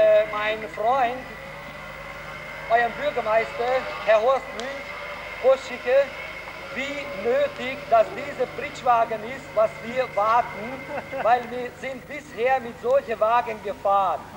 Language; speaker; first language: German; non-native, learner; Hungarian